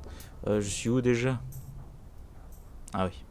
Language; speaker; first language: French; native; French